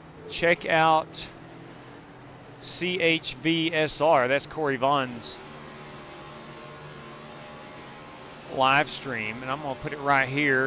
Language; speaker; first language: English; native; English